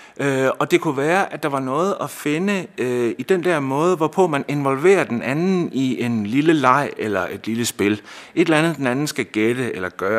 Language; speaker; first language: Danish; native; Danish